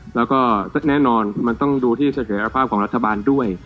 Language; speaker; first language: Thai; native; Thai